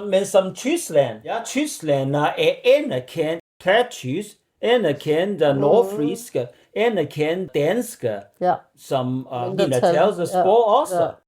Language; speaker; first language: Danish; non-native, learner; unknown